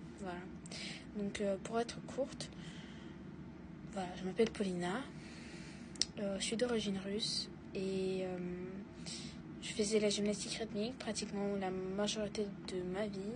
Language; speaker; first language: French; non-native, fluent; Russian